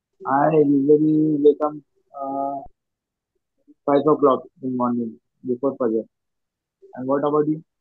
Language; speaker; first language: English; non-native, learner; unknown